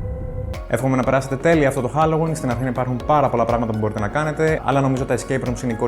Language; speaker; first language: Greek; native; Greek